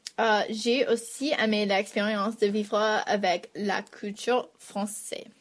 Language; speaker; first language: French; non-native, fluent; English